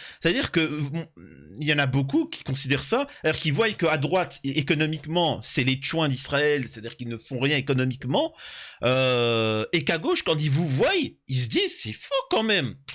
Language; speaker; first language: French; early bilingual, other home language; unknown